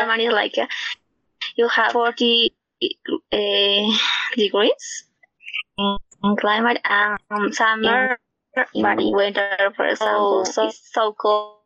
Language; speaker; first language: English; non-native, learner; Spanish